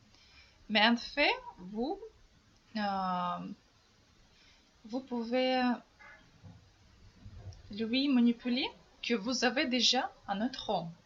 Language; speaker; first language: French; non-native, fluent; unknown